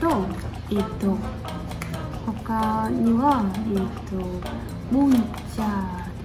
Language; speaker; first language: Japanese; non-native, learner; Vietnamese